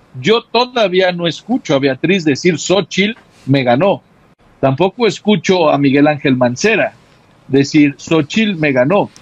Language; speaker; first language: Spanish; native; Spanish